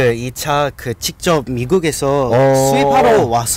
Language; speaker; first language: Korean; non-native, learner; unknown